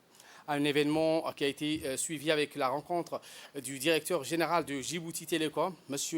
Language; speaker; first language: French; native; French